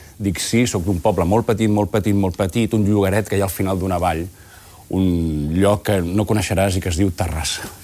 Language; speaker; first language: Catalan; non-native, local second language; Spanish